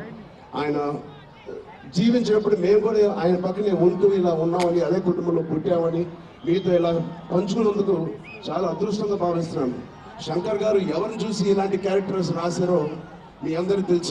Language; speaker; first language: Telugu; native; Telugu